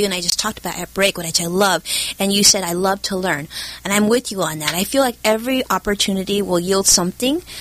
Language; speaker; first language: English; early bilingual, other home language; Chinese